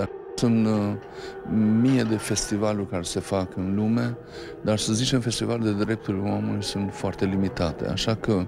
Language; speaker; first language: Romanian; non-native, fluent; Albanian